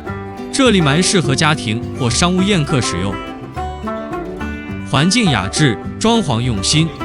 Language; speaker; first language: Chinese; native; Chinese